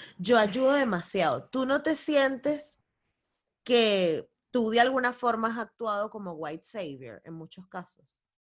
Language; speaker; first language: Spanish; native; Spanish